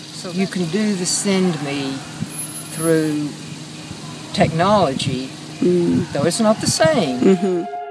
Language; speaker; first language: English; native; English